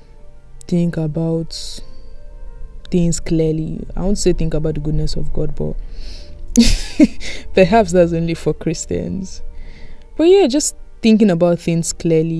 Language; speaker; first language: English; non-native, local second language; Yoruba